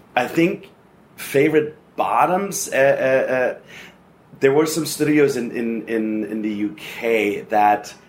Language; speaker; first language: English; non-native, fluent; German